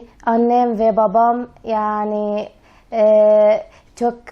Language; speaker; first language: Turkish; early bilingual, other home language; Arabic